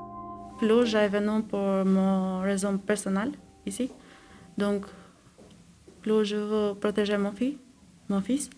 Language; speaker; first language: French; non-native, learner; Albanian